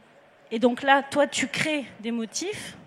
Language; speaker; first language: French; native; French